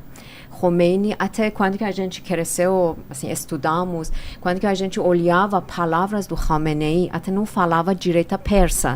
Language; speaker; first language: Portuguese; non-native, fluent; Persian